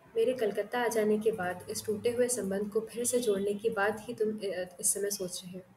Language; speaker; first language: Hindi; non-native, local second language; Marathi